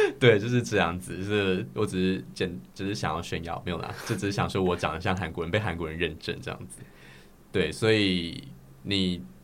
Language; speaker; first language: Chinese; native; Chinese